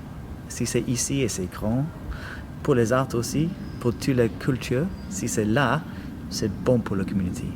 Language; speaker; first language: French; non-native, learner; English